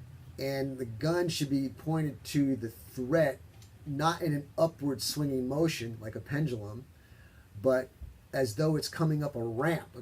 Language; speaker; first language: English; native; English